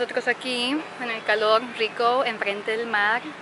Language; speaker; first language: Spanish; early bilingual, heritage; Spanish